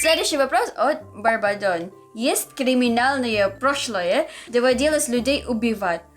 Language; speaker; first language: Russian; non-native, learner; Filipino